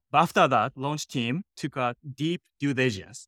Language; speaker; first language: English; non-native, fluent; Japanese